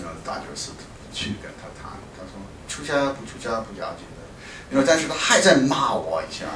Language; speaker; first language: Chinese; non-native, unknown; English